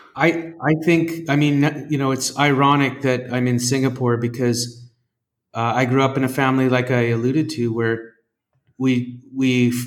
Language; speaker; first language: English; native; English